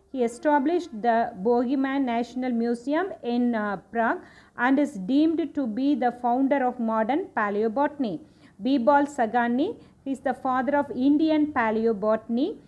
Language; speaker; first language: English; non-native, local second language; Tamil